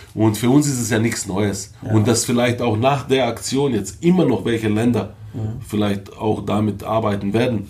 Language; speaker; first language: German; early bilingual, other home language; Bosnian